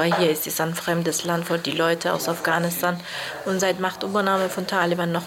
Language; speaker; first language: German; non-native, learner; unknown